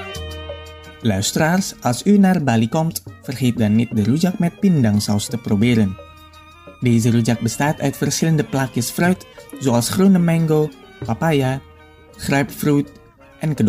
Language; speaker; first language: Dutch; non-native, fluent; Indonesian